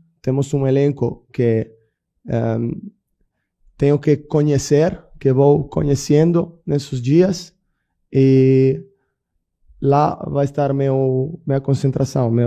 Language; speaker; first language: Portuguese; non-native, fluent; Italian